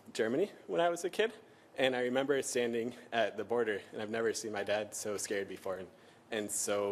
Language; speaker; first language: English; early bilingual, other home language; German